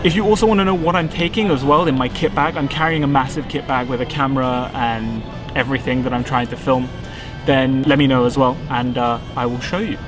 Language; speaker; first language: English; native; English